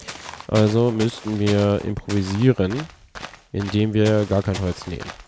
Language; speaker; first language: German; native; German